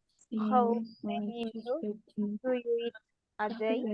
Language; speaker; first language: English; non-native, learner; Spanish